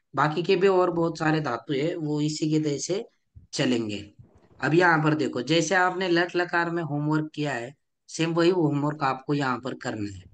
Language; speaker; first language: Hindi; non-native, local second language; Marathi